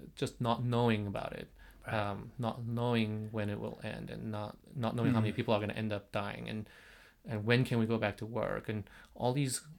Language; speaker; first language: English; non-native, fluent; Korean